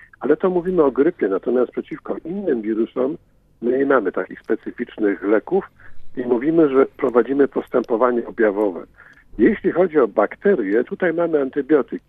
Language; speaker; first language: Polish; native; Polish